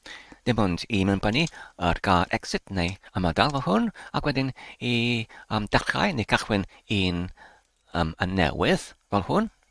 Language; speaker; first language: Welsh; non-native, learner; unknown